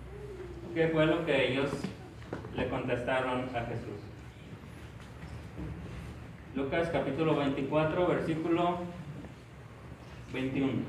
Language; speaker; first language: Spanish; native; Spanish